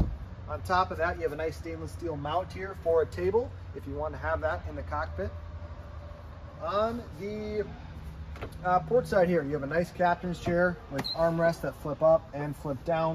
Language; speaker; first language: English; native; English